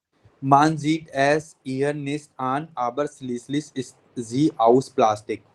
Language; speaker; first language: German; non-native, fluent; Hindi